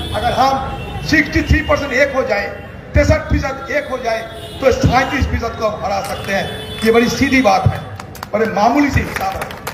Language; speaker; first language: Hindi; non-native, local second language; Bangla